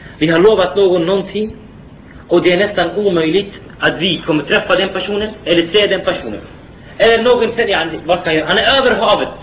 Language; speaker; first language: Swedish; non-native, fluent; Arabic